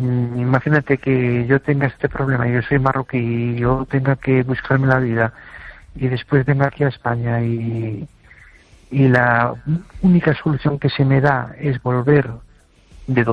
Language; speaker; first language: Spanish; native; Spanish